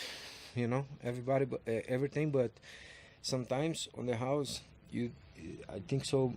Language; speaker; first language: English; non-native, learner; Portuguese